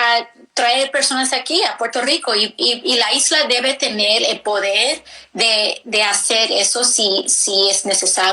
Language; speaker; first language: Spanish; early bilingual, heritage; English